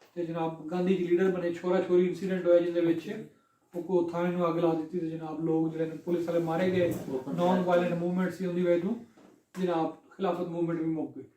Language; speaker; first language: Urdu; non-native, local second language; Punjabi